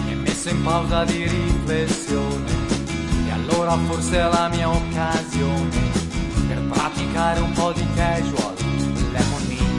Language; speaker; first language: Italian; native; Italian